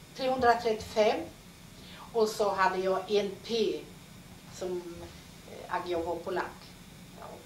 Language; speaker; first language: Swedish; non-native, fluent; Polish